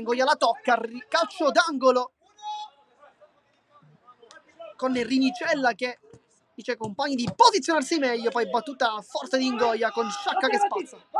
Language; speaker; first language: Italian; native; Italian